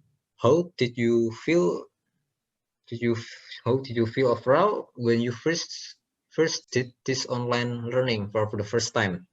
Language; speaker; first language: English; non-native, learner; Indonesian